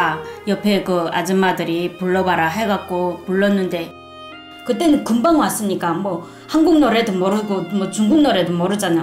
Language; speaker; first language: Korean; native; Korean